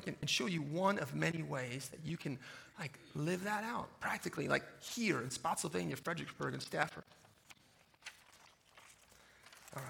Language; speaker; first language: English; native; English